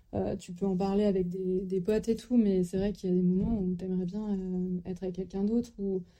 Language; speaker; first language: French; native; French